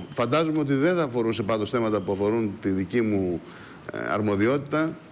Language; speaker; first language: Greek; native; Greek